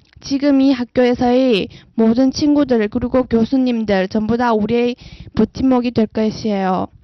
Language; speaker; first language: Korean; non-native, fluent; Chinese